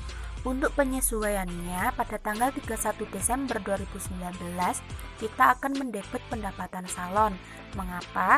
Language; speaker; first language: Indonesian; native; Indonesian